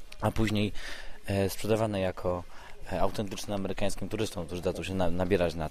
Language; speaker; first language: Polish; native; Polish